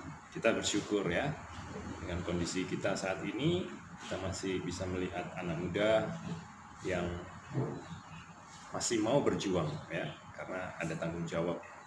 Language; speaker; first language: Indonesian; non-native, local second language; Javanese